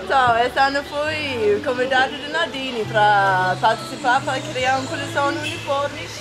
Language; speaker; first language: Portuguese; non-native, learner; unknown